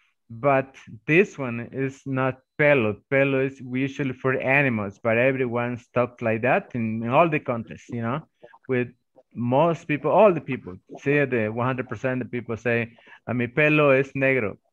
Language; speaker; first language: English; non-native, fluent; Spanish